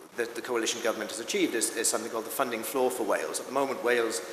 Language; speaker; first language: English; native; English